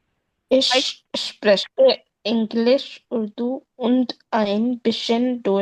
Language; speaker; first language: German; non-native, learner; Urdu